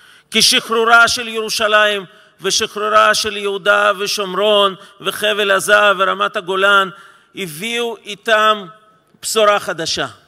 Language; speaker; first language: Hebrew; non-native, fluent; Russian